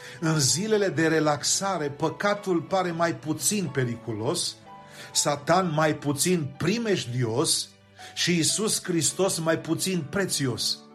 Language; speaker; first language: Romanian; native; Romanian